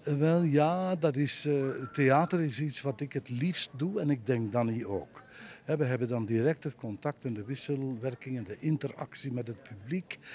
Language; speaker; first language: Dutch; native; Dutch